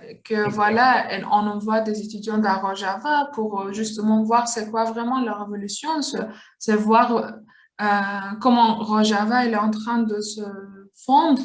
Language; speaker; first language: French; non-native, learner; Kurdish